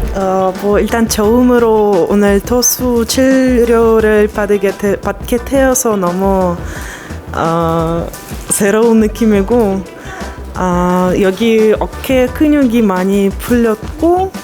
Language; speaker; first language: Korean; non-native, fluent; Russian